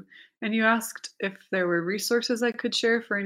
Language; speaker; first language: English; native; English